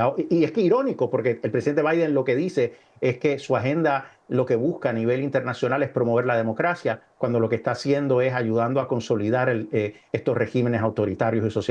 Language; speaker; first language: Spanish; native; Spanish